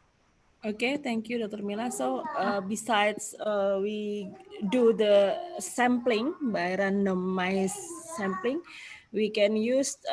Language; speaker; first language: English; non-native, fluent; Indonesian